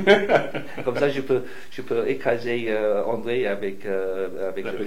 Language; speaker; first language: French; non-native, fluent; English